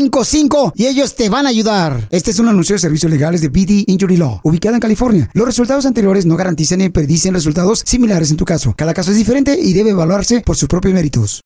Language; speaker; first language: Spanish; native; Spanish